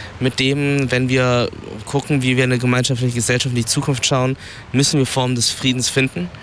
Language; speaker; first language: German; early bilingual, other home language; Vietnamese